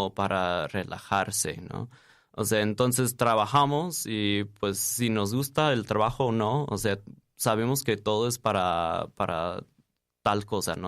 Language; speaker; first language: Spanish; non-native, fluent; English